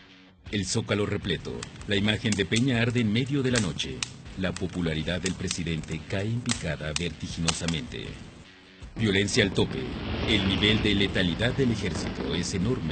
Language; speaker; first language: Spanish; native; Spanish